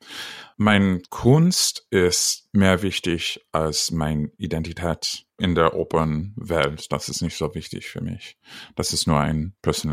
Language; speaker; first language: German; non-native, fluent; English